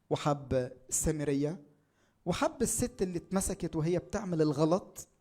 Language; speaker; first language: Arabic; native; Arabic